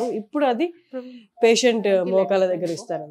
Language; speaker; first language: Telugu; native; Telugu